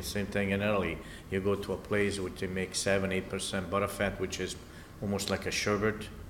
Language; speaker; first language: English; non-native, fluent; Italian